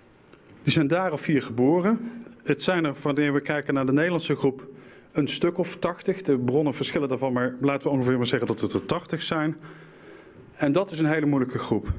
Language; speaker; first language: Dutch; native; Dutch